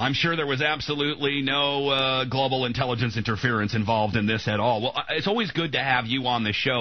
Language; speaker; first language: English; native; English